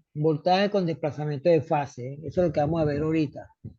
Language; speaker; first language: Spanish; native; Spanish